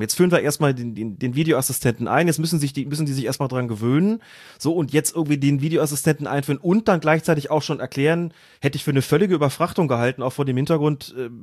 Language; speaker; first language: German; native; German